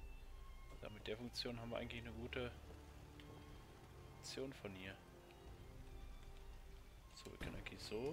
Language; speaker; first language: German; native; German